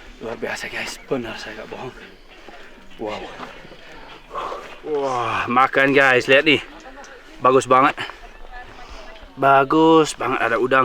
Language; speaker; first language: Indonesian; non-native, learner; English